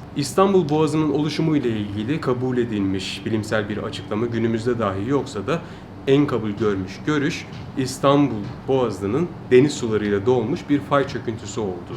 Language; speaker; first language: Turkish; native; Turkish